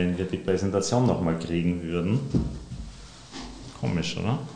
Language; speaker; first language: German; native; German